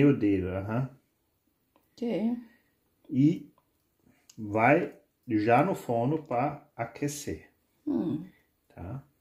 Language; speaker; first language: Portuguese; non-native, learner; German